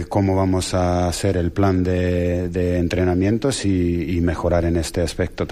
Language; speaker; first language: Spanish; non-native, fluent; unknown